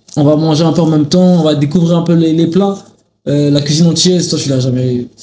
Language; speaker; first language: French; non-native, local second language; Lingala